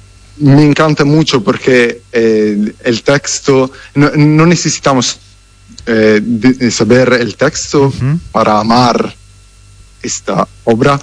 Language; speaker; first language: Spanish; non-native, fluent; Italian